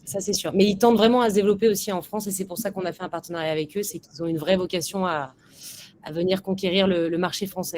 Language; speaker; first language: French; native; French